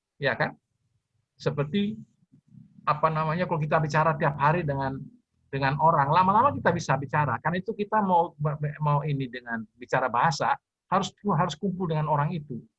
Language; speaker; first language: Indonesian; native; Indonesian